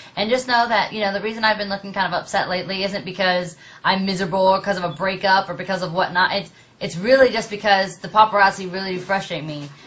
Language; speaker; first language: English; native; English